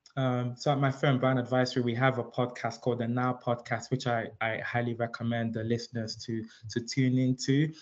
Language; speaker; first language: English; early bilingual, other home language; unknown